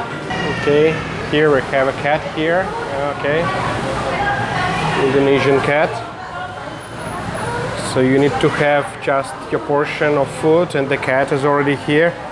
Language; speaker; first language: English; non-native, fluent; Russian